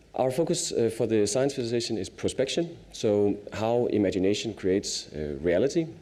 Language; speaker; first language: English; non-native, fluent; Danish